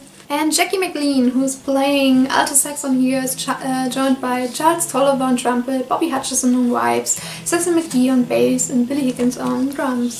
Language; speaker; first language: English; non-native, fluent; German